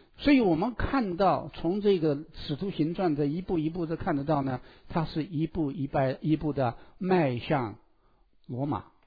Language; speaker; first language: Chinese; native; Chinese